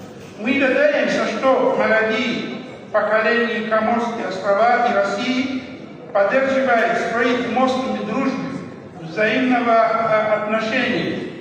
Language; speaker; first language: Russian; non-native, learner; Comorian